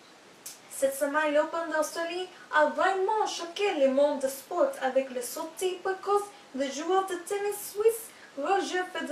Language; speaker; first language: French; non-native, learner; English